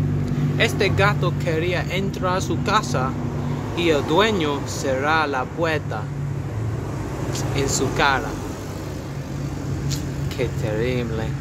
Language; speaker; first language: Spanish; non-native, learner; English